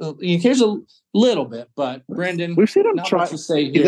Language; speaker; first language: English; native; English